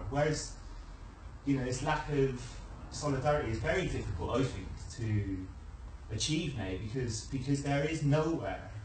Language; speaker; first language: English; native; English